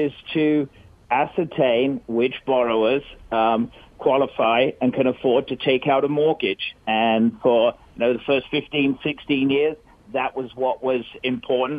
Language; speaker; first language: English; native; English